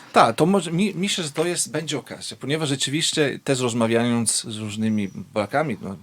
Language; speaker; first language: Polish; non-native, fluent; Italian